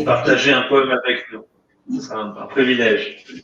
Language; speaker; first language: French; non-native, local second language; Fon